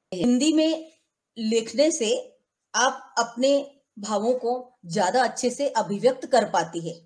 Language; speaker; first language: Hindi; native; Hindi